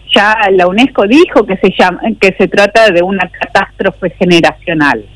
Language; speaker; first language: Spanish; native; Spanish